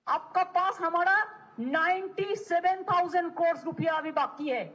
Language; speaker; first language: Hindi; non-native, local second language; Bangla